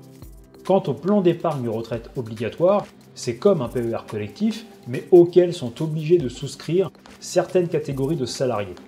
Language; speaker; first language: French; native; French